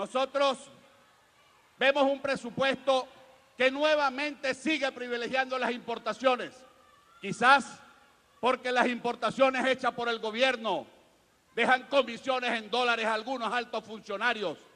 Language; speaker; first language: Spanish; native; Spanish